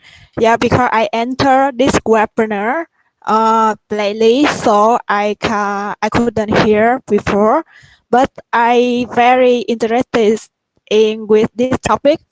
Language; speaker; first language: English; non-native, learner; Vietnamese